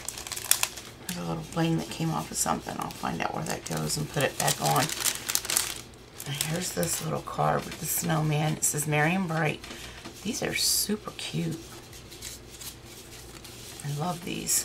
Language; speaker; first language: English; native; English